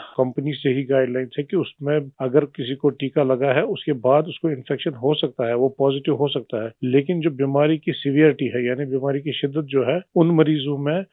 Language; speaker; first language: Hindi; non-native, local second language; Kashmiri